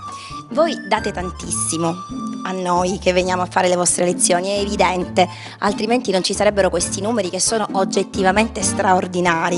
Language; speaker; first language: Italian; native; Italian